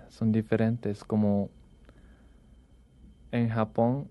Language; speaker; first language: Spanish; non-native, learner; Japanese